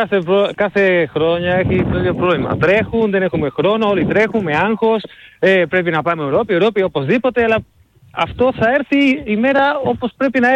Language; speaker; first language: Greek; non-native, learner; Spanish